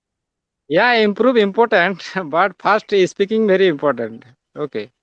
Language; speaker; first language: English; non-native, learner; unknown